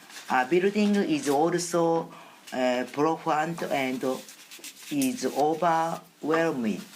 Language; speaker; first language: English; non-native, learner; Japanese